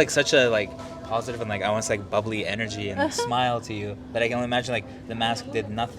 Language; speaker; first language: English; native; English